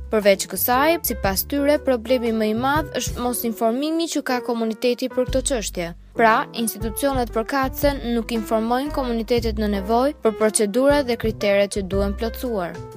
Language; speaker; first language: Albanian; native; Albanian